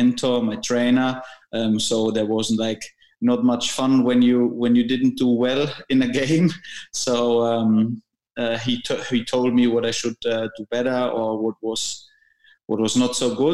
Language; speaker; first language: English; non-native, fluent; German